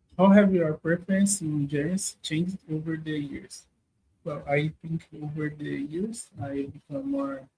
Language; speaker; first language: English; non-native, learner; Portuguese